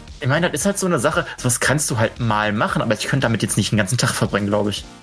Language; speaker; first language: German; native; German